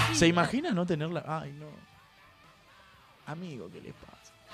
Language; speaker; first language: Spanish; native; Spanish